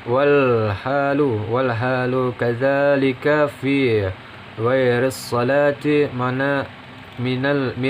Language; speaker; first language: Arabic; non-native, learner; Indonesian